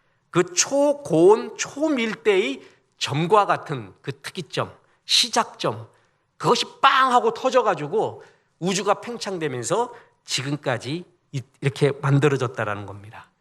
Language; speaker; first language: Korean; native; Korean